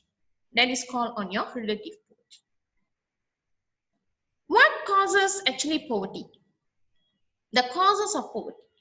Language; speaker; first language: English; non-native, local second language; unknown